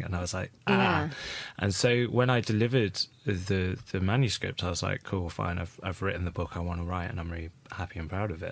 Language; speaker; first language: English; native; English